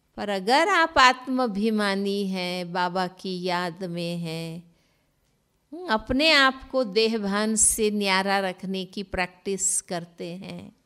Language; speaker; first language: Hindi; non-native, local second language; Gujarati